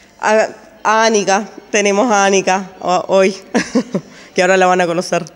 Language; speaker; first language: Spanish; native; Spanish